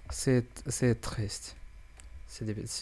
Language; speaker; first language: French; non-native, learner; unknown